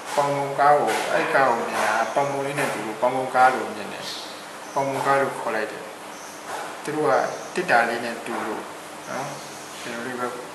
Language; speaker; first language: Burmese; native; Burmese